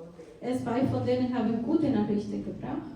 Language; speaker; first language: German; non-native, fluent; Portuguese